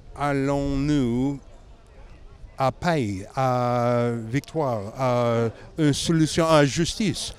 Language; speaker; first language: French; non-native, learner; English